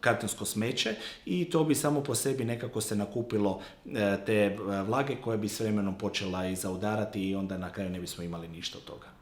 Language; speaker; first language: Croatian; native; Croatian